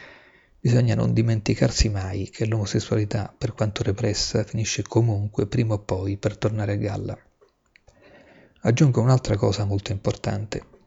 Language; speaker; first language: Italian; native; Italian